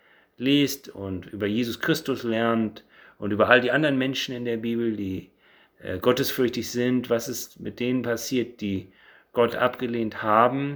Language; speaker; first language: German; native; German